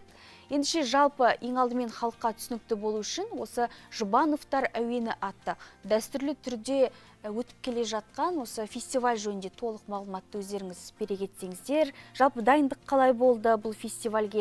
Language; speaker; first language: Kazakh; native; Kazakh